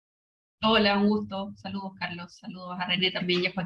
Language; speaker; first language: Spanish; native; Spanish